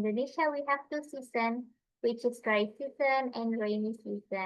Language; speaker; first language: English; non-native, learner; Indonesian